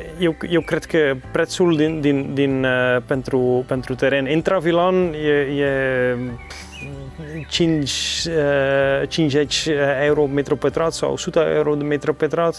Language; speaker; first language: Romanian; non-native, learner; Dutch